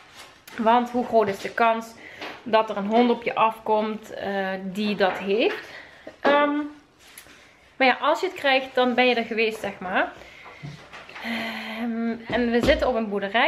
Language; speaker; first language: Dutch; native; Dutch